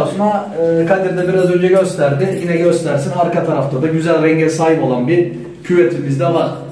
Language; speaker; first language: Turkish; native; Turkish